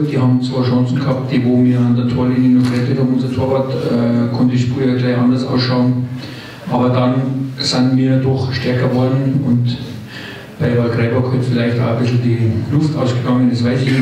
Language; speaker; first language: German; native; German